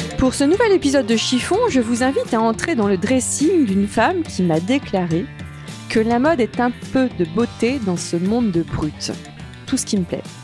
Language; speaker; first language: French; native; French